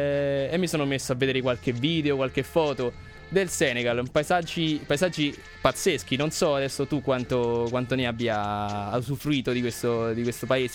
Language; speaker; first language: Italian; native; Italian